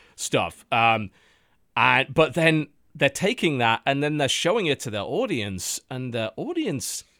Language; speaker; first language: English; native; English